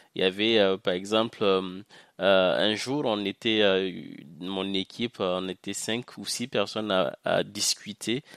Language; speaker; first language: French; non-native, local second language; Hausa